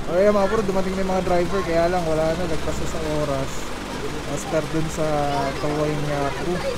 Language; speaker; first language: Filipino; native; Filipino